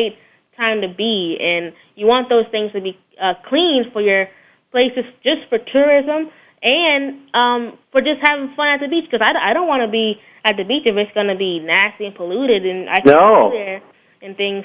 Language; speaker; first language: English; native; English